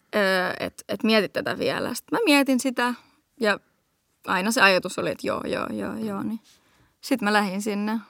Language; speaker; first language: Finnish; early bilingual, heritage; Finnish